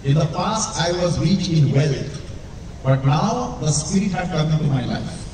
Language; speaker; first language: English; non-native, local second language; Marathi